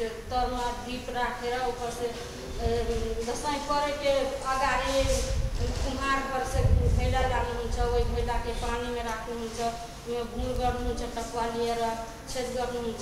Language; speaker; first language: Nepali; non-native, local second language; Maithili